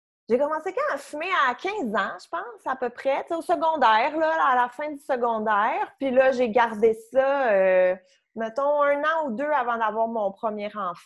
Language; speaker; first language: French; native; French